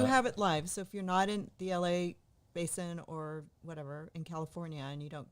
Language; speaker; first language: English; native; English